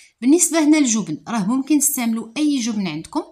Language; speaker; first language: Arabic; native; Arabic